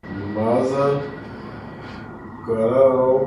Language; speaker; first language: Arabic; non-native, learner; Urdu